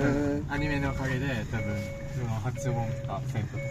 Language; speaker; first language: Japanese; non-native, fluent; Filipino